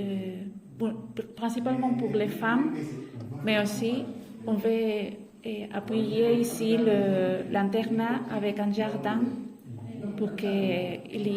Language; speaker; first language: French; non-native, fluent; Spanish